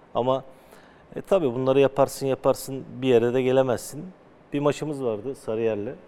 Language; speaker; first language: Turkish; native; Turkish